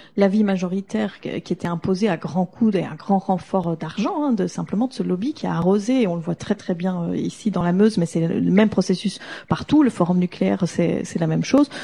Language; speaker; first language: French; native; French